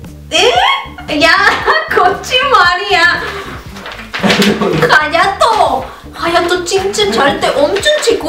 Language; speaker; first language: Korean; non-native, learner; Spanish